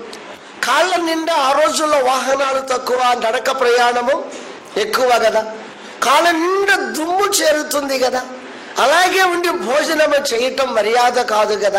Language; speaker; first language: Telugu; native; Telugu